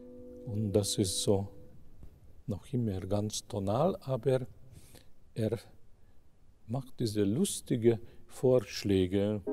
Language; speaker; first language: German; non-native, fluent; Hungarian